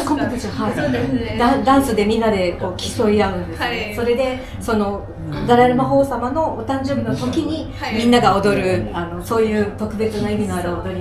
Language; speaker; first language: Japanese; native; Japanese